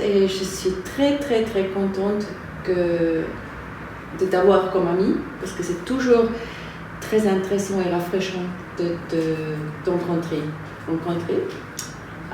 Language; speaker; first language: French; non-native, fluent; German